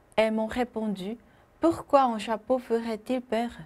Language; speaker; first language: French; non-native, fluent; Korean